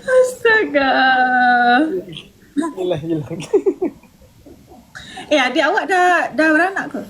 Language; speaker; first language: Malay; native; Malay